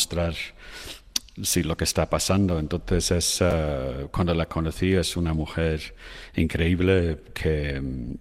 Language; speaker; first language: Spanish; non-native, fluent; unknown